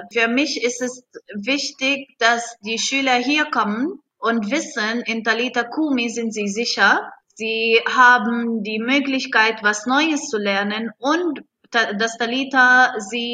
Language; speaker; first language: German; non-native, fluent; Arabic